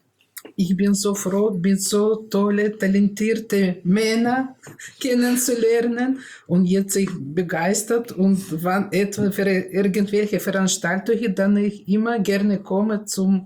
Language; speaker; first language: German; non-native, learner; Russian